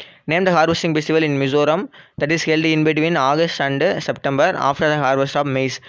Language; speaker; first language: English; non-native, local second language; Tamil